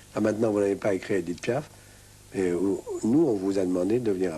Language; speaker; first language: French; native; French